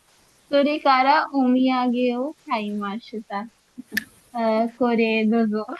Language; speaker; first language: Japanese; non-native, learner; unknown